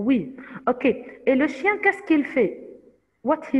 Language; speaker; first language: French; non-native, fluent; Arabic